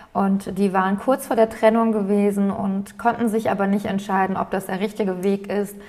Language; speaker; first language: German; early bilingual, other home language; Turkish